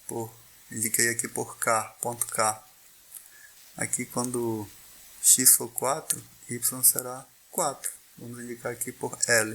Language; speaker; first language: Portuguese; native; Portuguese